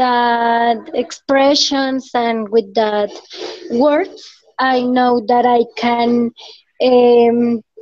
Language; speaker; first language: English; non-native, learner; Spanish